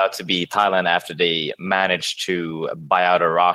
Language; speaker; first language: English; non-native, fluent; Swedish